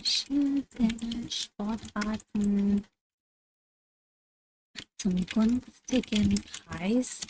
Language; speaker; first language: German; non-native, fluent; English